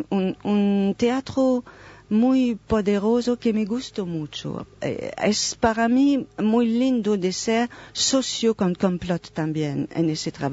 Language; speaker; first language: Spanish; non-native, fluent; French